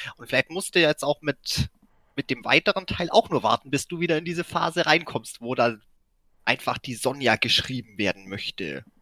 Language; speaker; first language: German; native; German